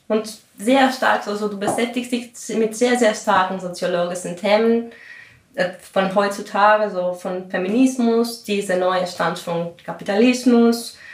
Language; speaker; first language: German; non-native, fluent; Greek